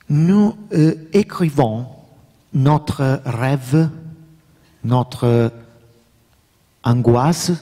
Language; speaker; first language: French; non-native, learner; Italian